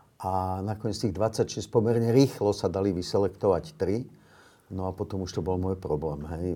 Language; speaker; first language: Slovak; native; Slovak